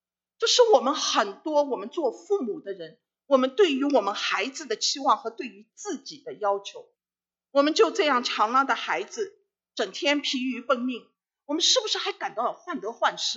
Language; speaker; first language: Chinese; native; Chinese